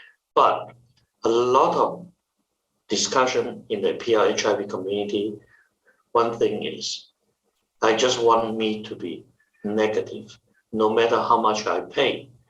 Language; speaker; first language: English; non-native, fluent; Chinese